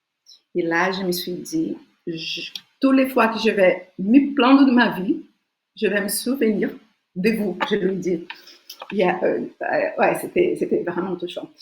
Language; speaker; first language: French; non-native, fluent; Portuguese